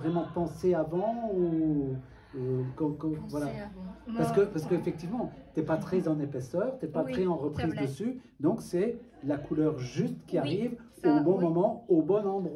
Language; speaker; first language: French; native; French